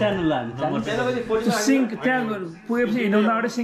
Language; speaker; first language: Nepali; native; Nepali